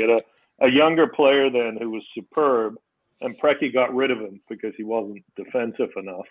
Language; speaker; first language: English; native; English